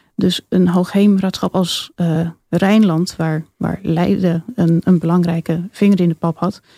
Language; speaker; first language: Dutch; native; Dutch